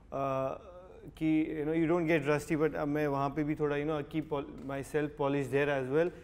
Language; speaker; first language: Hindi; native; Hindi